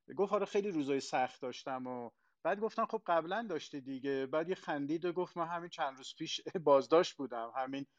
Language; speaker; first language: Persian; non-native, local second language; Azerbaijani